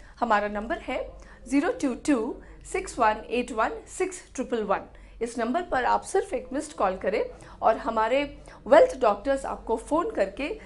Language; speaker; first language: Hindi; native; Hindi